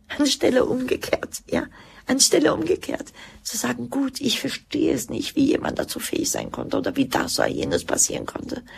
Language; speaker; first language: German; early bilingual, other home language; Croatian